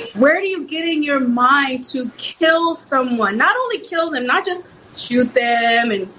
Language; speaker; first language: English; native; English